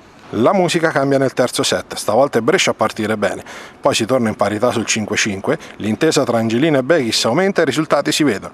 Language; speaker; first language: Italian; native; Italian